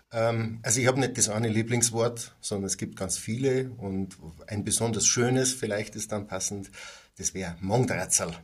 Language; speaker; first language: German; native; German